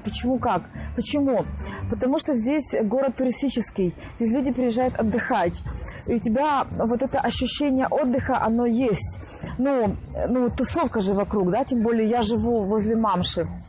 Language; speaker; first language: Russian; native; Russian